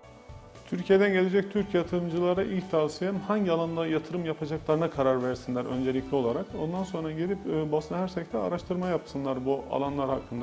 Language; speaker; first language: Turkish; native; Turkish